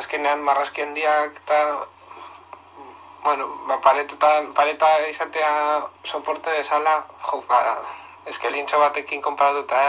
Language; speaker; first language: Basque; non-native, local second language; Spanish